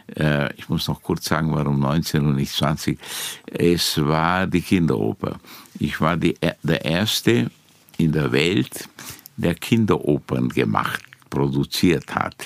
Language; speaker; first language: German; non-native, fluent; Romanian